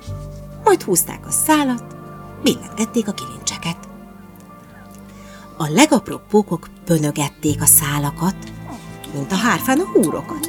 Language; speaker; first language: Hungarian; native; Hungarian